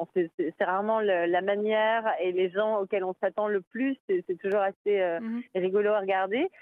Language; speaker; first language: French; native; French